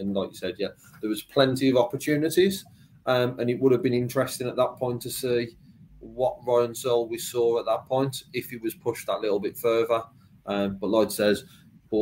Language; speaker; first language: English; native; English